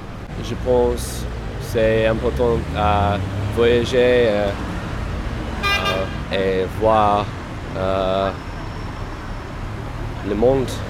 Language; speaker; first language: French; non-native, learner; English